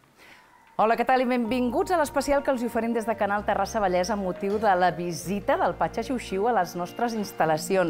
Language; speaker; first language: Catalan; native; Catalan